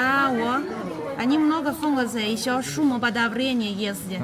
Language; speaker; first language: Russian; non-native, learner; Chinese